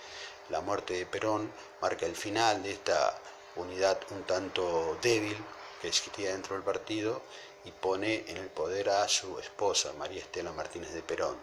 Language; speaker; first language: Spanish; native; Spanish